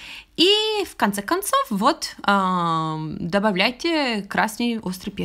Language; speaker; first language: Russian; non-native, fluent; Italian